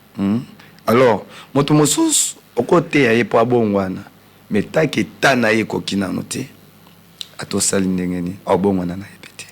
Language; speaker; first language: Lingala; non-native, local second language; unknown